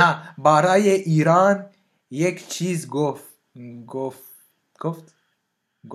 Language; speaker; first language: Turkish; non-native, fluent; French